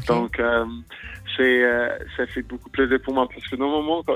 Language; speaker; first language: French; non-native, fluent; English